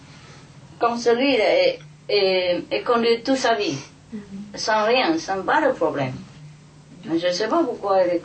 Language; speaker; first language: French; non-native, fluent; Vietnamese